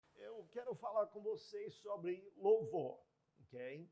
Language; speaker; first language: Portuguese; non-native, fluent; English